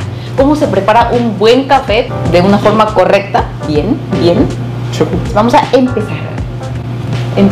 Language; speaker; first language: Spanish; non-native, fluent; Korean